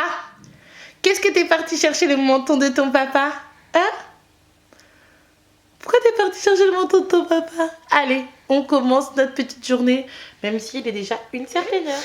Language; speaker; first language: French; native; French